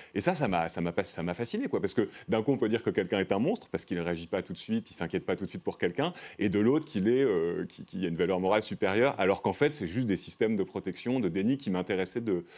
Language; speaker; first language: French; native; French